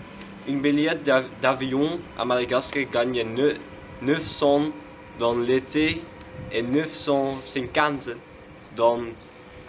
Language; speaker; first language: French; non-native, learner; Dutch